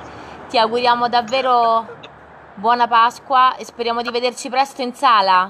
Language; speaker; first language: Italian; native; Italian